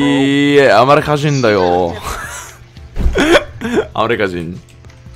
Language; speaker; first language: Japanese; non-native, learner; English